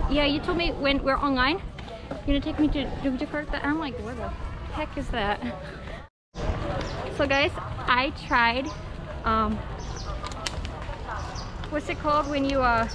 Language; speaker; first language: English; native; English